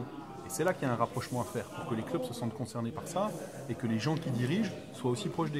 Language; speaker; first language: French; native; French